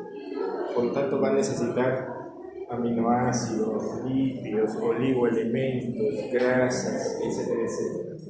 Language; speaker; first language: Spanish; native; Spanish